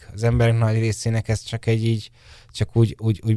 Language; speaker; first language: Hungarian; native; Hungarian